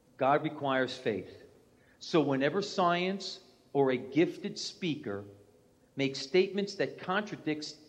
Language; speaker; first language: English; native; English